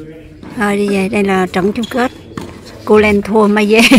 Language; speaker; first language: Vietnamese; native; Vietnamese